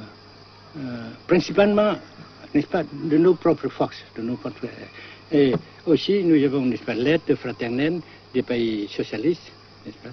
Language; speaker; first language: French; non-native, local second language; Vietnamese